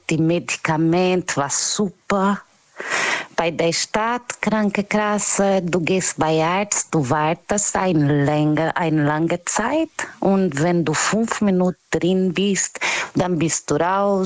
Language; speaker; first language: German; non-native, learner; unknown